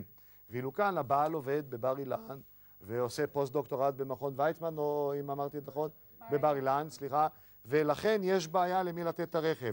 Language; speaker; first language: Hebrew; native; Hebrew